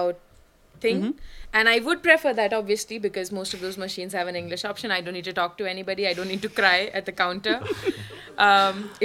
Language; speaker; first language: English; non-native, local second language; Malayalam